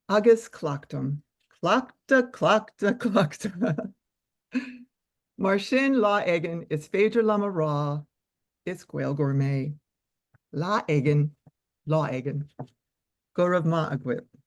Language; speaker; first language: Irish; non-native, learner; English